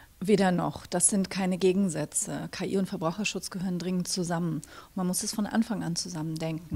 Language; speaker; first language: German; native; German